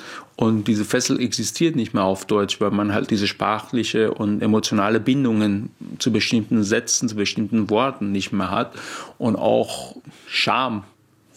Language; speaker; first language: German; non-native, fluent; Persian